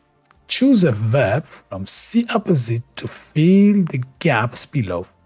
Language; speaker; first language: English; non-native, fluent; Persian